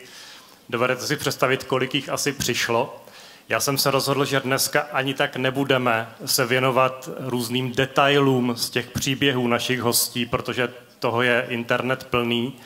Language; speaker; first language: Czech; native; Czech